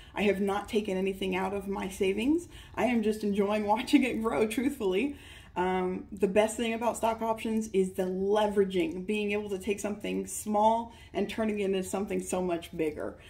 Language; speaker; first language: English; native; English